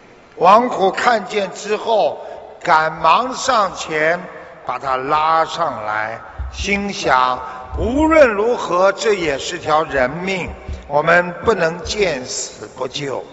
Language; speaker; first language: Chinese; native; Chinese